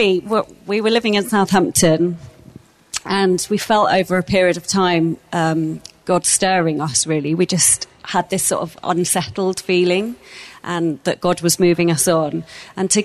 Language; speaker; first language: English; native; English